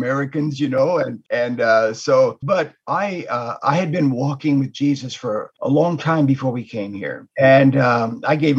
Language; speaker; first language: English; native; English